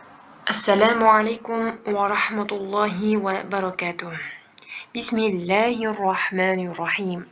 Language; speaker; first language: Arabic; non-native, fluent; Uzbek